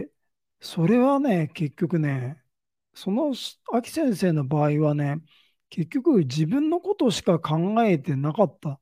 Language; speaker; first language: Japanese; native; Japanese